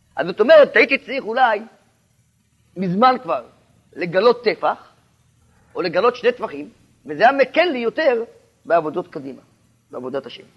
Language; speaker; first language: Hebrew; native; Hebrew